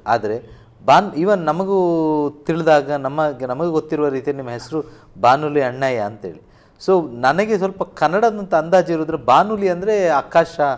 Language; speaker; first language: Kannada; native; Kannada